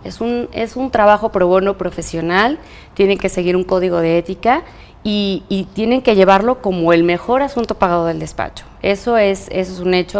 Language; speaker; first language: Spanish; native; Spanish